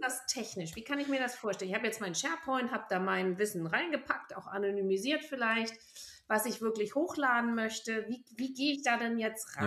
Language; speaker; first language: German; native; German